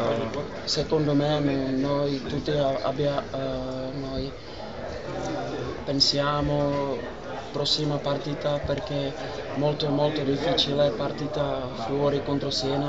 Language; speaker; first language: Italian; non-native, learner; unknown